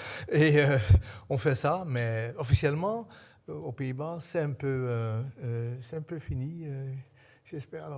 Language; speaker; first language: French; non-native, fluent; Dutch